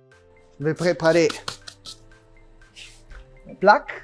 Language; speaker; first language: French; non-native, learner; Italian